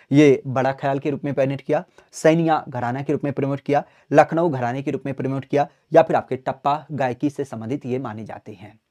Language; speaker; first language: Hindi; native; Hindi